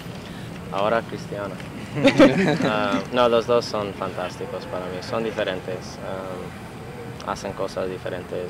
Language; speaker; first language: Spanish; non-native, learner; English